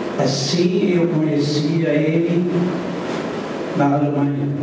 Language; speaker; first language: Portuguese; non-native, fluent; German